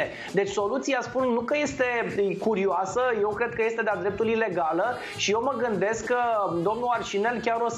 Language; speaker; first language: Romanian; native; Romanian